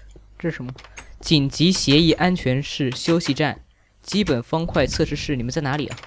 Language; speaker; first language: Chinese; native; Chinese